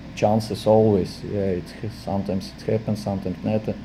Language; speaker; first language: English; non-native, fluent; Latvian